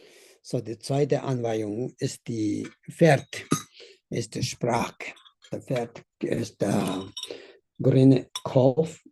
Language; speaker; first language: German; non-native, learner; Tibetan